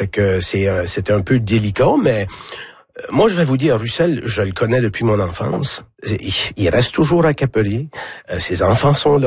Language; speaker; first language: French; native; French